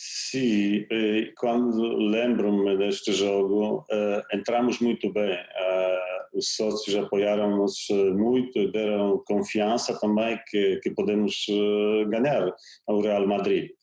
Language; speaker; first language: Portuguese; non-native, fluent; Polish